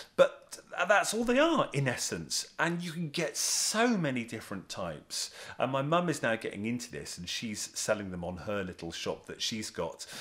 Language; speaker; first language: English; native; English